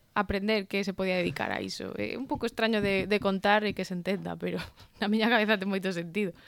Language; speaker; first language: Galician; non-native, local second language; Spanish